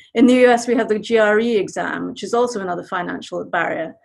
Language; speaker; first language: English; native; English